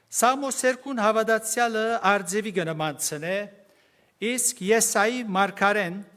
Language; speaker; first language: Armenian; early bilingual, heritage; Armenian